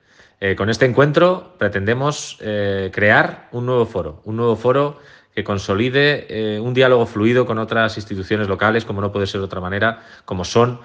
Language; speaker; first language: Spanish; native; Spanish